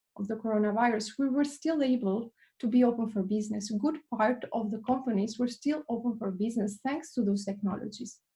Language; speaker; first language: English; non-native, fluent; Albanian